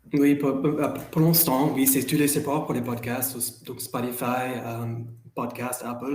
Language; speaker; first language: French; non-native, fluent; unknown